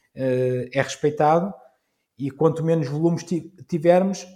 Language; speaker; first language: Portuguese; native; Portuguese